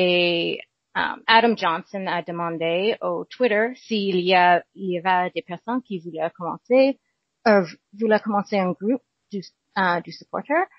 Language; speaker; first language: French; non-native, learner; English